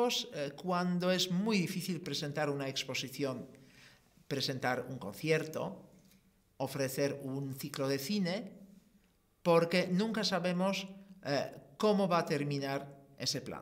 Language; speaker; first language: Spanish; non-native, fluent; Polish